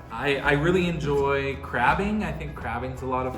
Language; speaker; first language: English; native; English